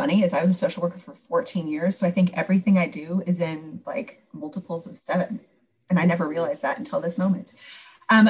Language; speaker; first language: English; native; English